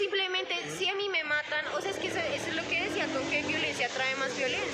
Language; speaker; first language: Spanish; native; Spanish